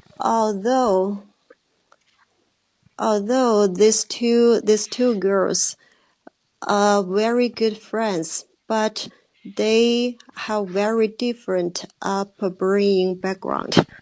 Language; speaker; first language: English; non-native, learner; Chinese